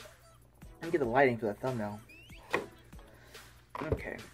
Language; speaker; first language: English; native; English